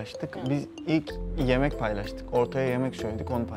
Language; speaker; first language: Turkish; native; Turkish